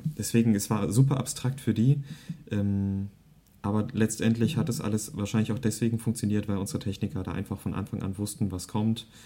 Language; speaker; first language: German; early bilingual, other home language; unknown